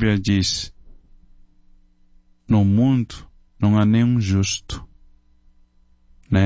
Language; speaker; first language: Portuguese; non-native, fluent; Chinese